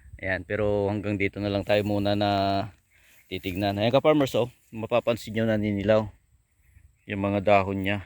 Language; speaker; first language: Filipino; non-native, local second language; Iloko